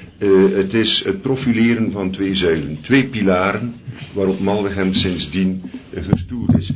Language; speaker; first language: Dutch; native; Dutch